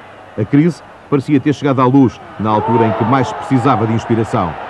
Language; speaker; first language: Portuguese; native; Portuguese